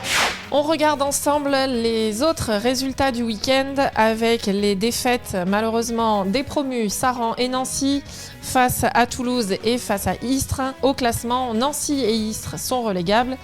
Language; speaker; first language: French; native; French